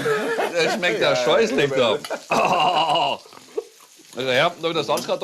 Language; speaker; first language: German; native; German